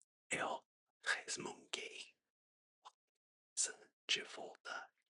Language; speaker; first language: Portuguese; non-native, learner; English